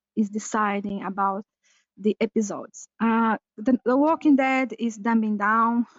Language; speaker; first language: English; early bilingual, other home language; Portuguese